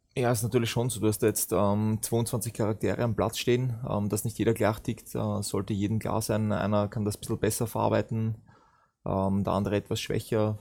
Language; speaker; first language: German; native; German